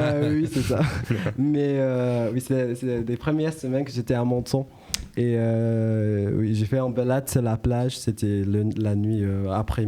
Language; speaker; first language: French; non-native, learner; English